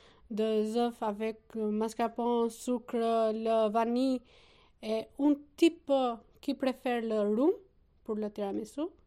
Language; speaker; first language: French; non-native, learner; Albanian